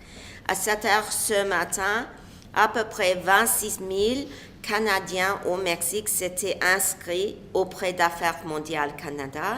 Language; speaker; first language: French; non-native, local second language; English